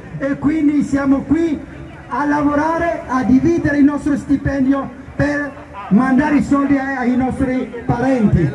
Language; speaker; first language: Italian; non-native, fluent; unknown